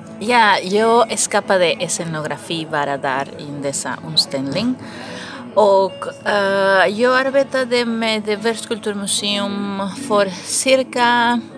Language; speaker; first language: Swedish; non-native, learner; Spanish